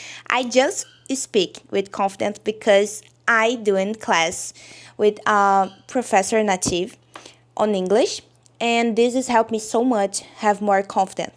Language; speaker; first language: English; non-native, learner; Portuguese